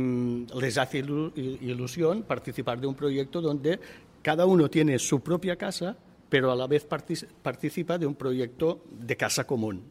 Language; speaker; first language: Spanish; native; Spanish